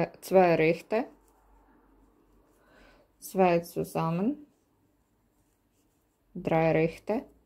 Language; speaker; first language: German; non-native, learner; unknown